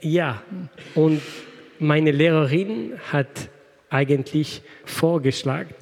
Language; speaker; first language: German; non-native, fluent; French